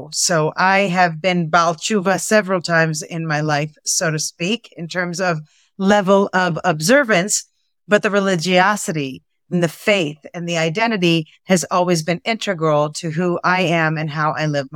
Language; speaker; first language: English; native; English